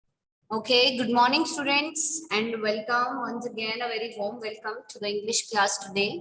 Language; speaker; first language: English; non-native, local second language; Hindi